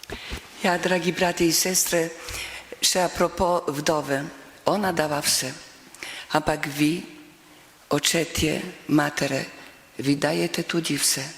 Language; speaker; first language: Slovenian; non-native, fluent; Polish